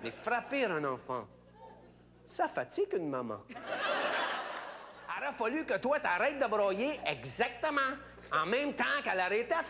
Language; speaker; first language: French; native; French